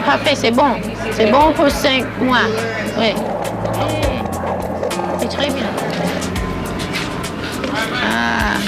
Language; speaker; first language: French; non-native, learner; English